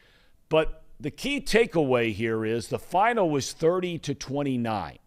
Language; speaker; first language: English; native; English